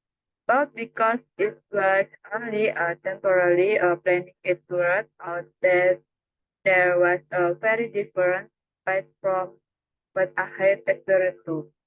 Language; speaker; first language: English; non-native, learner; Indonesian